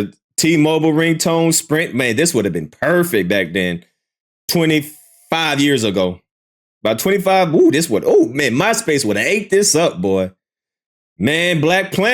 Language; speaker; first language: English; native; English